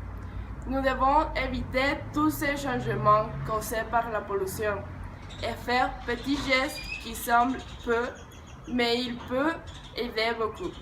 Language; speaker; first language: French; non-native, learner; Spanish